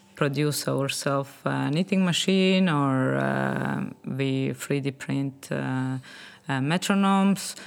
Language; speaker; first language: English; non-native, fluent; Estonian